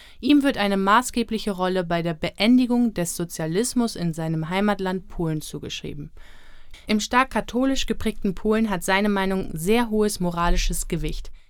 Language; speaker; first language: German; native; German